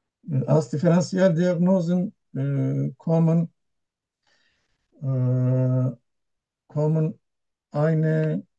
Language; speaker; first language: German; non-native, learner; Turkish